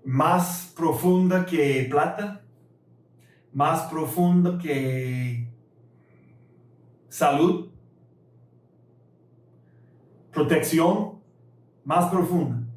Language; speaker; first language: Spanish; non-native, fluent; English